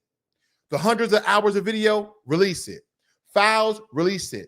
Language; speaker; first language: English; native; English